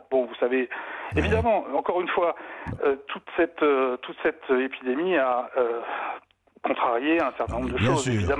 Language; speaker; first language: French; native; French